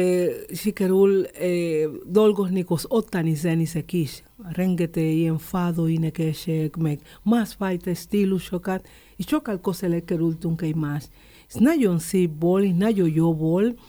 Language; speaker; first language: Hungarian; non-native, learner; Spanish